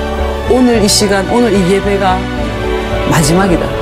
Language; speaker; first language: Korean; native; Korean